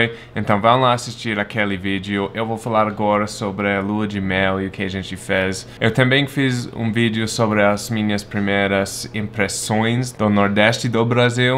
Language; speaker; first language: Portuguese; non-native, fluent; English